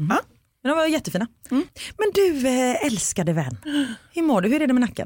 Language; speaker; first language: Swedish; native; Swedish